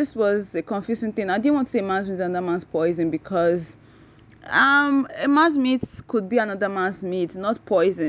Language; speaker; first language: English; non-native, local second language; Yoruba